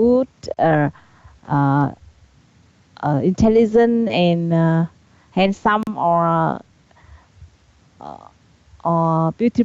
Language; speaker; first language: English; non-native, learner; Vietnamese